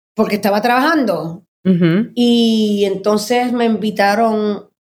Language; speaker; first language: Spanish; early bilingual, heritage; Spanish